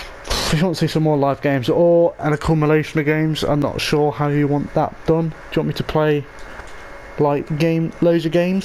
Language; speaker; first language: English; native; English